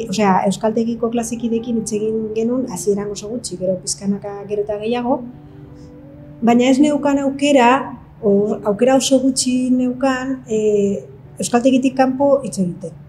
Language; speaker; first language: Basque; non-native, local second language; Spanish